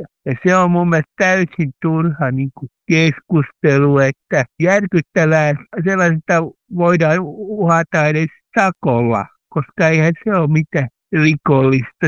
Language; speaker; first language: Finnish; native; Finnish